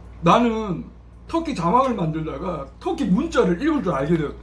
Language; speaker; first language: Korean; native; Korean